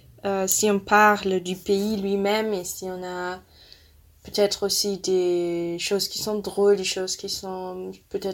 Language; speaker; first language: French; non-native, fluent; German